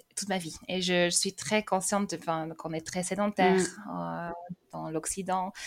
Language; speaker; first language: French; early bilingual, other home language; English